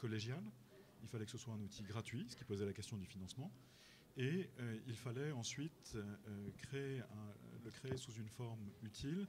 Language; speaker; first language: French; native; French